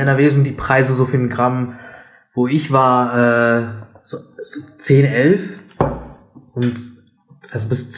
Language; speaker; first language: German; native; German